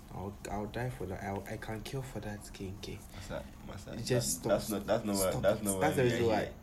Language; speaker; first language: English; non-native, local second language; Akan